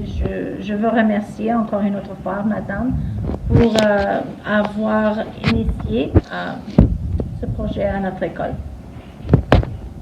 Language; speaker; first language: French; non-native, fluent; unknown